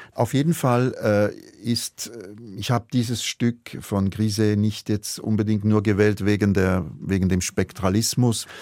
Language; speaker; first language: German; native; German